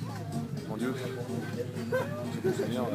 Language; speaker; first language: French; native; French